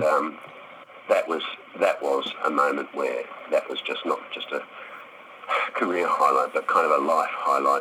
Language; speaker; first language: English; native; English